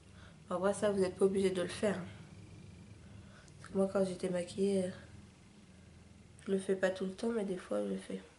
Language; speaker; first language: French; native; French